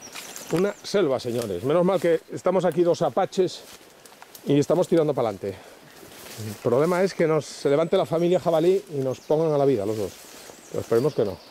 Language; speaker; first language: Spanish; native; Spanish